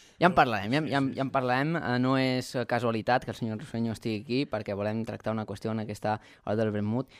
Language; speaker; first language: Catalan; native; Catalan